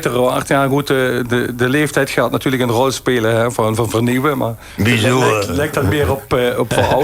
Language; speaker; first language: Dutch; native; Dutch